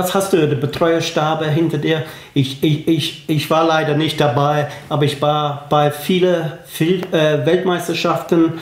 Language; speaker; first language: German; non-native, fluent; English